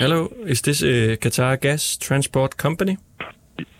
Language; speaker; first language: English; non-native, learner; Danish